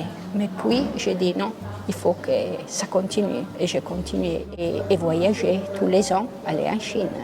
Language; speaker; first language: French; non-native, local second language; Italian